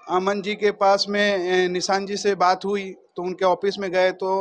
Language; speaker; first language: Hindi; native; Hindi